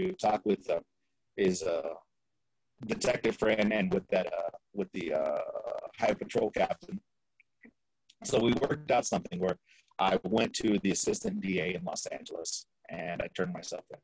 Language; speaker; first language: English; native; English